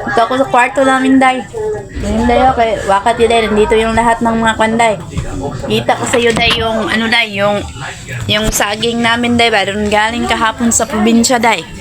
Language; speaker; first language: Filipino; non-native, local second language; Cebuano